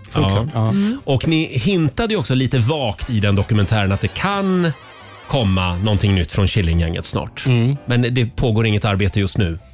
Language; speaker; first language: Swedish; native; Swedish